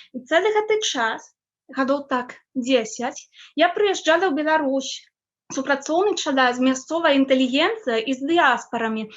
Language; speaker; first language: Belarusian; non-native, fluent; Spanish